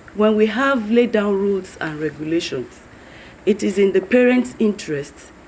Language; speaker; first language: English; non-native, local second language; Yoruba